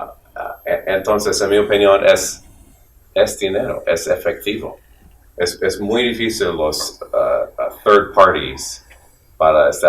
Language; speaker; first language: Spanish; non-native, fluent; English